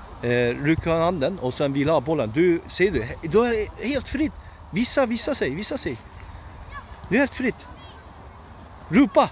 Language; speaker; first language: Swedish; non-native, fluent; Turkish